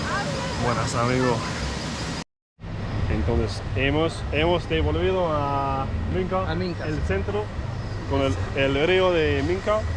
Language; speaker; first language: Spanish; non-native, learner; English